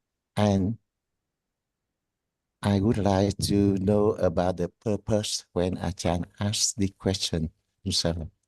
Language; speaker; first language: English; non-native, learner; Vietnamese